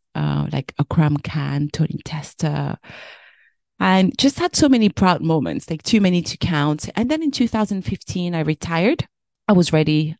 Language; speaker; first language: English; early bilingual, other home language; French